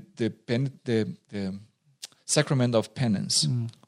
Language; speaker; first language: English; non-native, fluent; Portuguese